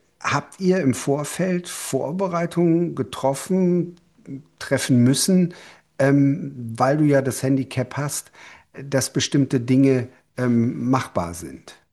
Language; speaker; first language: German; native; German